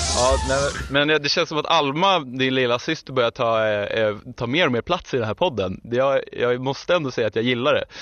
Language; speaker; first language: Swedish; early bilingual, other home language; German